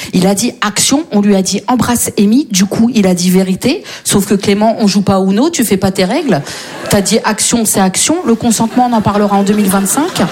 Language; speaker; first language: French; native; French